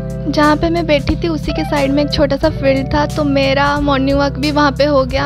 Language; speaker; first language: Hindi; native; Hindi